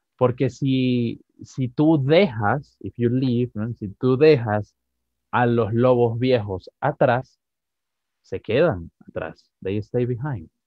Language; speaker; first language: Spanish; native; Spanish